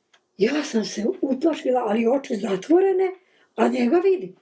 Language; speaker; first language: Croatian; non-native, local second language; Slovak